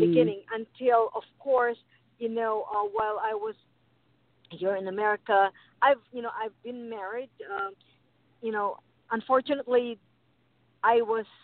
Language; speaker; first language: English; non-native, local second language; Filipino